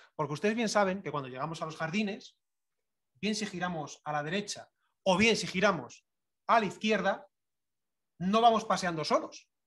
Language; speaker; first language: Spanish; native; Spanish